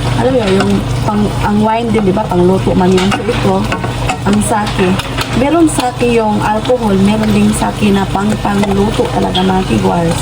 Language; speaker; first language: Filipino; non-native, local second language; Cebuano